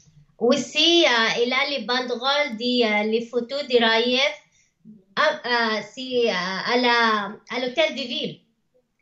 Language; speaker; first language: French; non-native, learner; Arabic